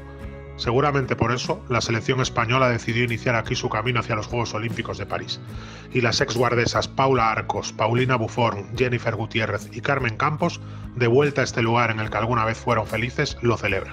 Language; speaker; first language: Spanish; native; Spanish